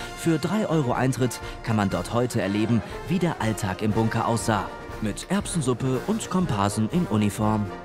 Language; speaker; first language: German; native; German